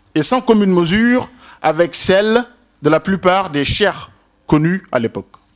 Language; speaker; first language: French; non-native, local second language; Wolof